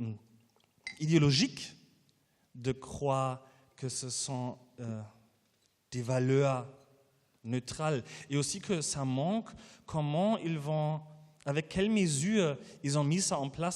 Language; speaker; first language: French; non-native, fluent; German